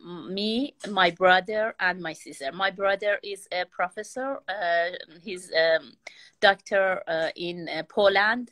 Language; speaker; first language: English; non-native, learner; Persian